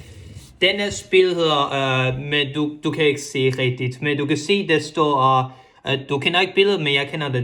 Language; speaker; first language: Danish; non-native, local second language; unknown